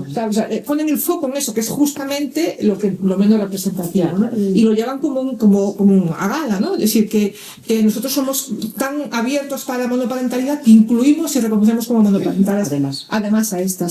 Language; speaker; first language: Spanish; native; Spanish